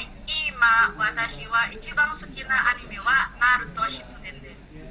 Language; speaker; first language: Japanese; non-native, learner; Indonesian